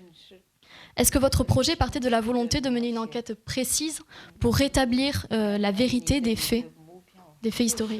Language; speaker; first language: French; native; French